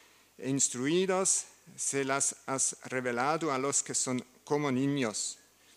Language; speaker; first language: Spanish; non-native, learner; German